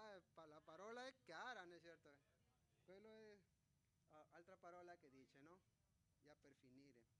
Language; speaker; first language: Italian; non-native, fluent; Spanish